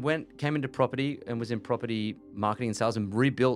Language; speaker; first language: English; native; English